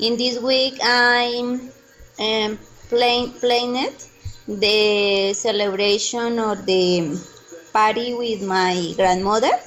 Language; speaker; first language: English; non-native, learner; Spanish